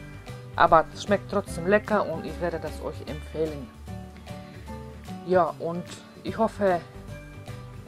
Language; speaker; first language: German; non-native, fluent; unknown